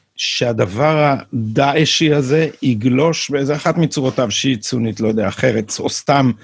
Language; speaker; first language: Hebrew; native; Hebrew